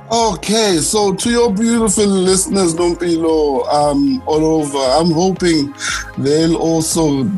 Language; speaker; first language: English; non-native, local second language; Zulu